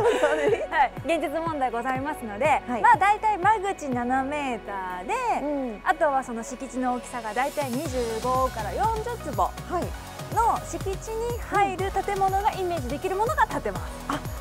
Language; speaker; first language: Japanese; native; Japanese